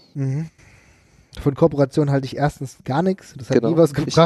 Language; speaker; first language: German; native; German